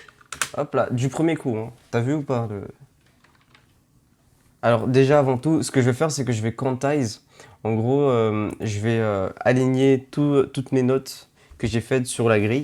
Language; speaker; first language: French; native; French